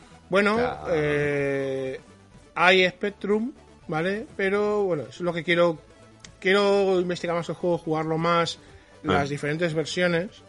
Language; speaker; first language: Spanish; native; Spanish